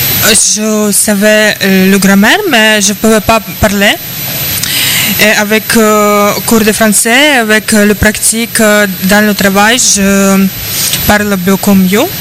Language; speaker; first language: French; non-native, learner; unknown